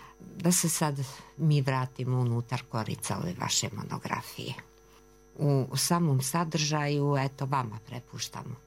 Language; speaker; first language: Serbian; native; Serbian